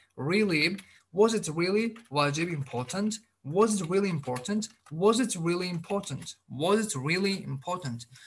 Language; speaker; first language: English; non-native, fluent; Azerbaijani